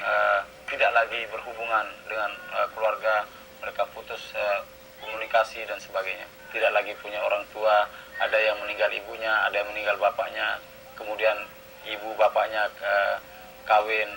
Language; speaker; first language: Indonesian; native; Indonesian